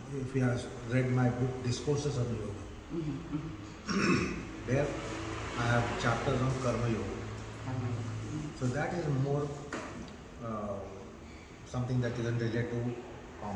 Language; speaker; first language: English; non-native, fluent; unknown